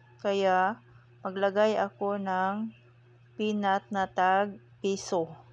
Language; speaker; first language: Filipino; non-native, local second language; Cebuano